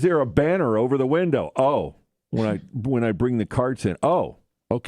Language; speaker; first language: English; native; English